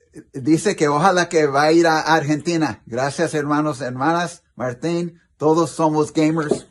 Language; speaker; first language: Spanish; non-native, learner; English